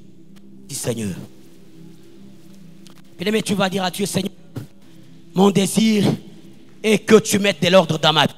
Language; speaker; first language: French; non-native, local second language; Lingala